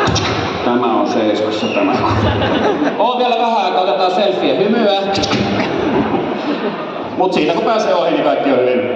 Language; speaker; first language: Finnish; native; Finnish